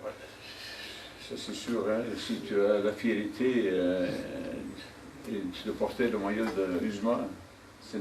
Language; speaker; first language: French; non-native, fluent; Dutch